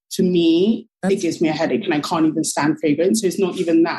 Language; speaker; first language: English; native; English